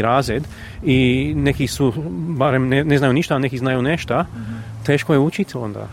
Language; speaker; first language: Croatian; native; Croatian